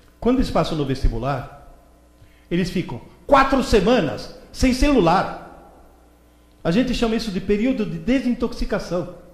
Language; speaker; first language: Portuguese; early bilingual, other home language; Italian